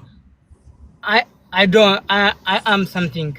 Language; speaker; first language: English; non-native, learner; Amharic